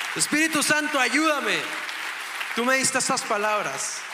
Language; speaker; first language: Spanish; native; Spanish